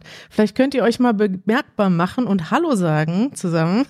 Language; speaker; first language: German; native; German